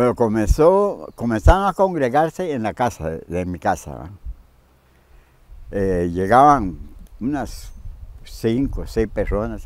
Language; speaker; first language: Spanish; native; Spanish